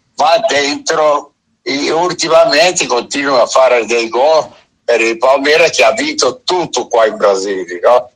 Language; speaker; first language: Italian; non-native, fluent; Portuguese